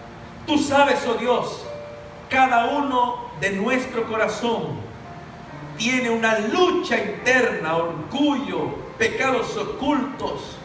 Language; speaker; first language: Spanish; native; Spanish